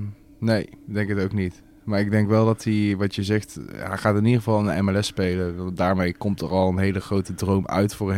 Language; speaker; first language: Dutch; native; Dutch